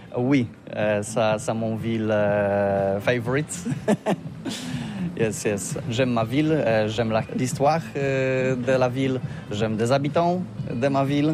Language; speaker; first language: French; non-native, learner; Polish